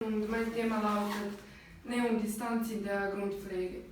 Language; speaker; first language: German; non-native, fluent; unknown